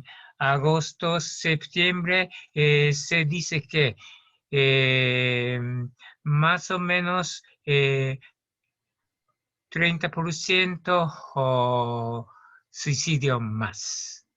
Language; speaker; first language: Spanish; non-native, learner; Japanese